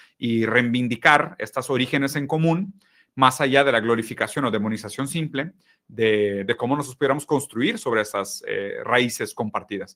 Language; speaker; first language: Spanish; early bilingual, other home language; Portuguese